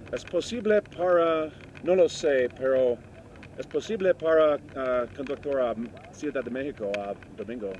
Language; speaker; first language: Spanish; non-native, learner; English